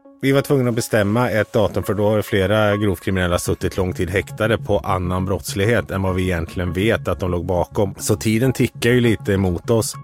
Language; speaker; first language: Swedish; native; Swedish